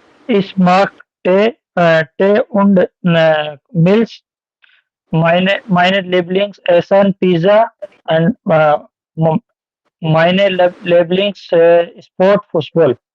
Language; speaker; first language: German; non-native, learner; Hindi